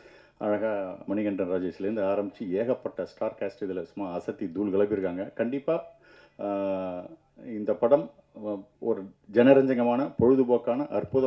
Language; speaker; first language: Tamil; native; Tamil